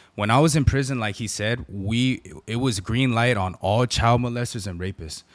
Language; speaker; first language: English; native; English